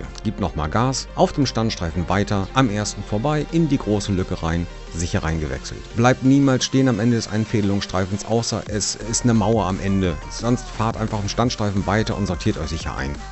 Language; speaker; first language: German; native; German